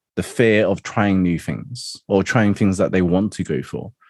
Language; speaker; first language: English; non-native, local second language; Cantonese